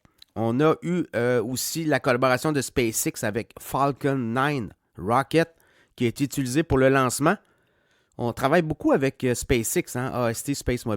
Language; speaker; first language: French; native; French